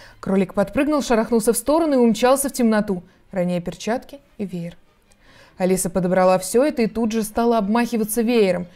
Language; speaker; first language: Russian; native; Russian